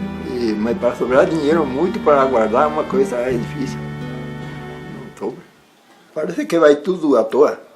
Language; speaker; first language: Portuguese; non-native, learner; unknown